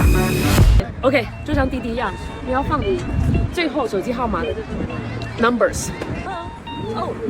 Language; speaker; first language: Chinese; non-native, fluent; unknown